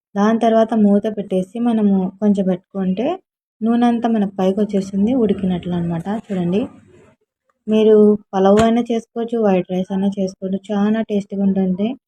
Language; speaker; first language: Telugu; non-native, local second language; Urdu